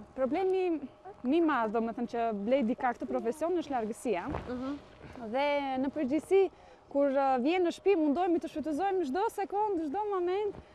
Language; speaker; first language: Albanian; native; Albanian